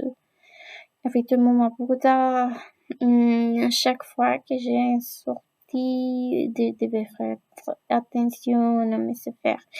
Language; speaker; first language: French; non-native, learner; Spanish